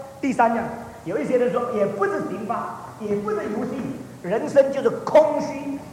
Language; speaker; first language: Chinese; early bilingual, heritage; Chinese